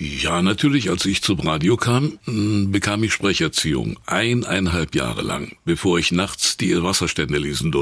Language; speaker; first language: German; native; German